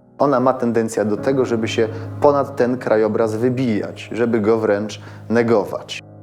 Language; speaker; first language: Polish; native; Polish